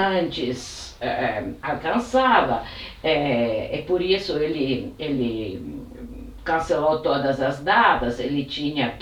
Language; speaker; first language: Portuguese; non-native, fluent; Italian